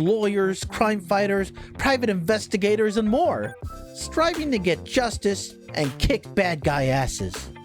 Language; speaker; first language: English; native; English